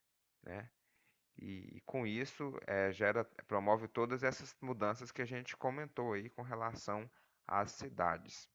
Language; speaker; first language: Portuguese; native; Portuguese